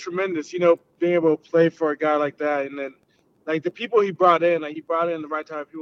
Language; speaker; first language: English; early bilingual, other home language; Haitian Creole